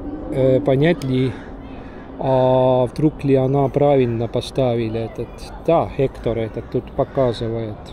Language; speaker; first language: Russian; non-native, learner; Estonian